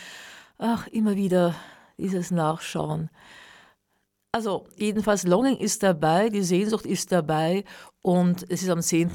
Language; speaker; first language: German; native; German